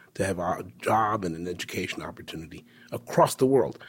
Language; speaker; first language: English; early bilingual, other home language; Spanish